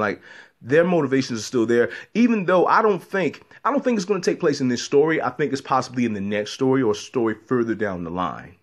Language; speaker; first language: English; native; English